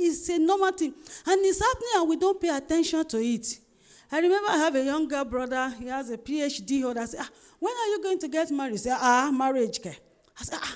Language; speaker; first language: English; non-native, local second language; Yoruba